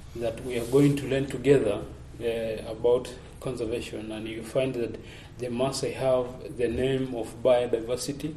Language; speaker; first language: English; non-native, local second language; Masai